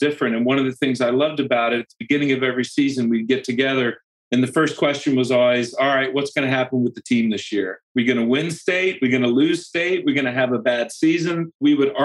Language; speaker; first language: English; native; English